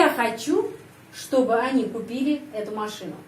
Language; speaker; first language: Russian; non-native, fluent; Indonesian